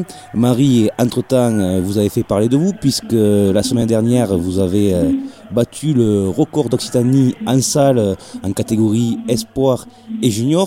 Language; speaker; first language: French; native; French